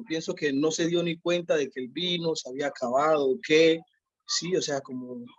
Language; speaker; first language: Spanish; native; Spanish